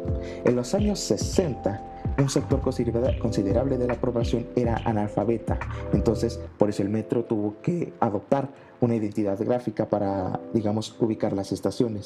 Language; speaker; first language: Spanish; native; Spanish